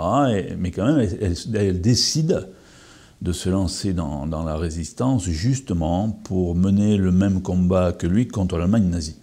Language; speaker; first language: French; native; French